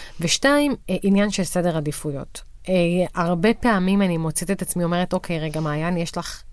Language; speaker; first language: Hebrew; native; Hebrew